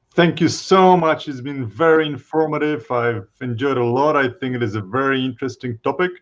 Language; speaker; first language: English; non-native, fluent; Polish